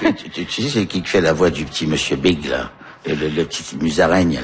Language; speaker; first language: French; early bilingual, heritage; French